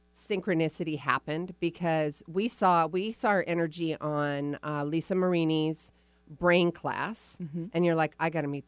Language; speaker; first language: English; native; English